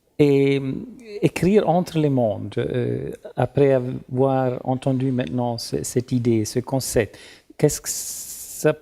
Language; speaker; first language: French; non-native, learner; German